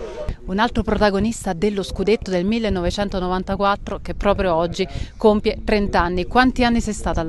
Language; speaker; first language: Italian; native; Italian